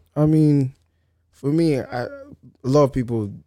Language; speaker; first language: English; non-native, local second language; Akan